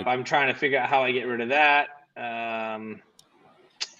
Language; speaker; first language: English; native; English